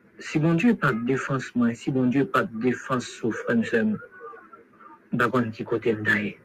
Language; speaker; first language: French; non-native, local second language; Haitian Creole